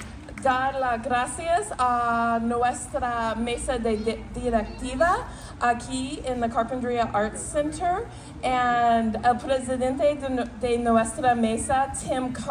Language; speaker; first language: Spanish; non-native, learner; English